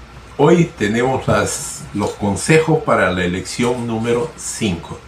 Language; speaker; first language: Spanish; non-native, fluent; Portuguese